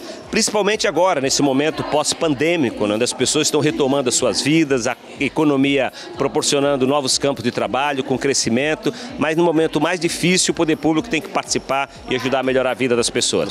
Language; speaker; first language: Portuguese; native; Portuguese